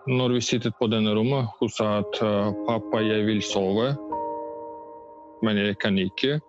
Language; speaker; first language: Norwegian; non-native, learner; Russian